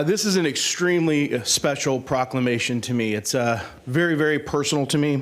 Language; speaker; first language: English; native; English